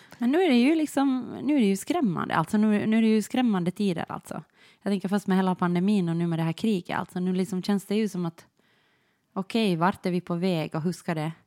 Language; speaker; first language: Swedish; native; Swedish